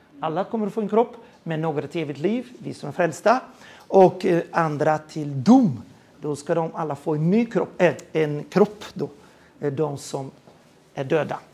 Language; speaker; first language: Swedish; non-native, fluent; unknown